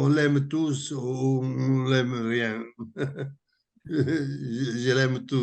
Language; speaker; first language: French; non-native, learner; Italian